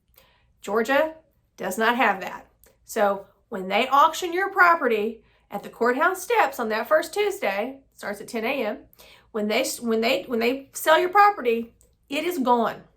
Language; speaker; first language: English; native; English